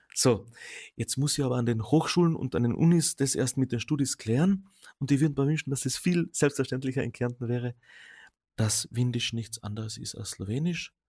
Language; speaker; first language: German; non-native, local second language; Slovenian